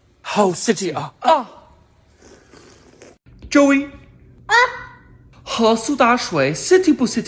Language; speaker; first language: Chinese; non-native, fluent; English